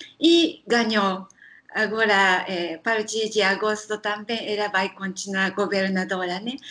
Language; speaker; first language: Portuguese; non-native, learner; Japanese